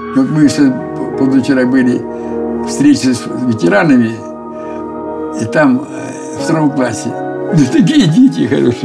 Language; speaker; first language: Russian; native; Russian